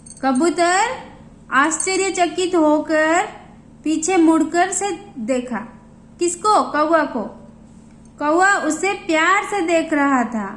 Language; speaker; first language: Hindi; non-native, local second language; Odia